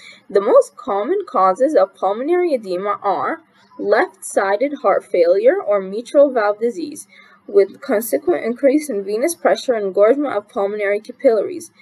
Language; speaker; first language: English; non-native, fluent; Arabic